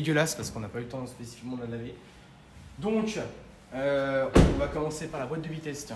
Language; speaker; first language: French; native; French